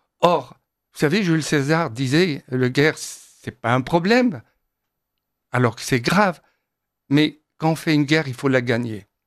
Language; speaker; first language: French; non-native, fluent; Arabic